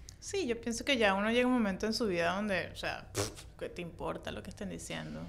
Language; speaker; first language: Spanish; native; Spanish